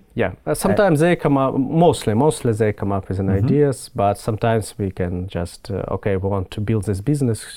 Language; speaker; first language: English; non-native, fluent; Ukrainian